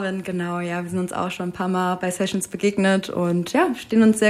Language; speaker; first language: German; native; German